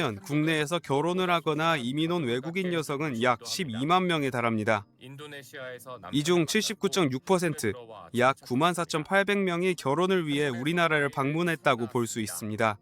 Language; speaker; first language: Korean; native; Korean